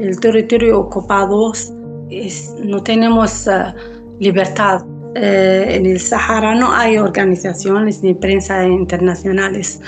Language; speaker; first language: Spanish; non-native, learner; Arabic